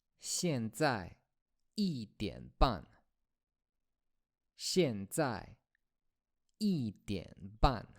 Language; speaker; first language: Chinese; non-native, fluent; Polish